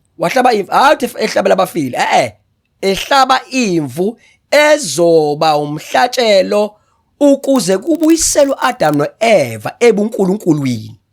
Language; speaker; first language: Zulu; non-native, local second language; Xhosa